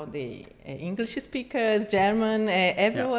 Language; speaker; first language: English; non-native, learner; Portuguese